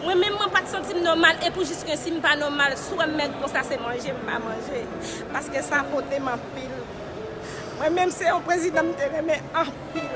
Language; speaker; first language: Haitian Creole; native; Haitian Creole